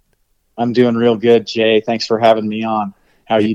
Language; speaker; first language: English; native; English